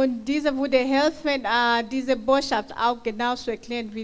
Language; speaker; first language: German; non-native, fluent; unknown